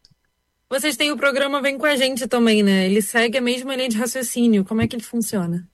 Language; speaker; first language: Portuguese; native; Portuguese